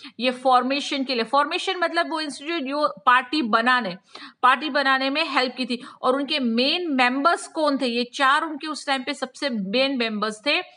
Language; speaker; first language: Hindi; non-native, local second language; Gujarati